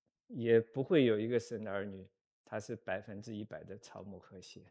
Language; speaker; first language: Chinese; native; Chinese